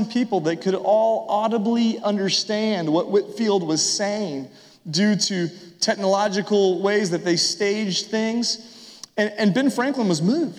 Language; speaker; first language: English; native; English